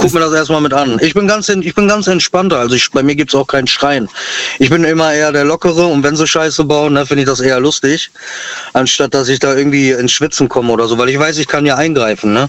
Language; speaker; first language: German; native; German